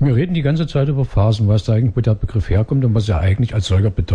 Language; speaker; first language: German; native; German